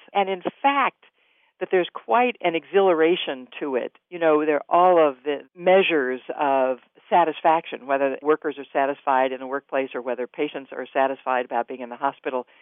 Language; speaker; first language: English; native; English